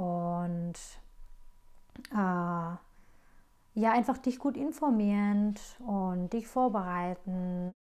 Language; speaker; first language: German; non-native, fluent; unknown